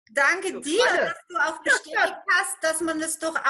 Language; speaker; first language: German; native; German